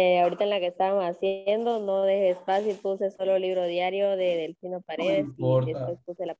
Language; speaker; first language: Spanish; native; Spanish